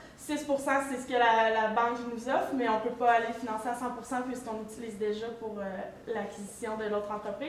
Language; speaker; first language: French; native; French